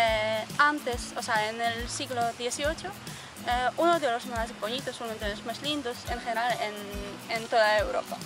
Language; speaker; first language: Spanish; non-native, fluent; Polish